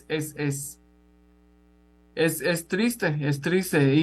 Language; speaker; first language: Spanish; non-native, fluent; Hebrew